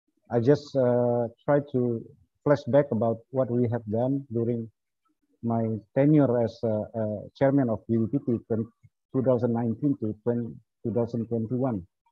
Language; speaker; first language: English; non-native, fluent; Indonesian